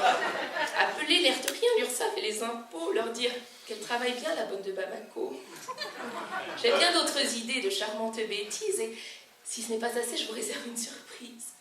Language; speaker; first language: French; native; French